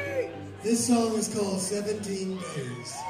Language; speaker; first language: English; native; English